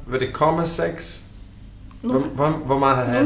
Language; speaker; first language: Danish; non-native, learner; English